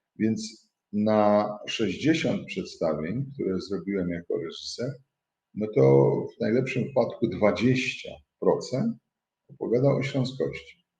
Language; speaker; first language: Polish; native; Polish